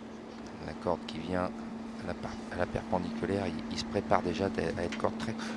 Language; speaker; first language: French; native; French